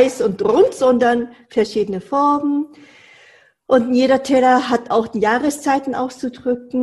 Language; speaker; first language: German; non-native, fluent; Japanese